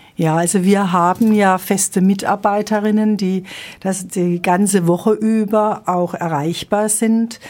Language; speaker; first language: German; native; German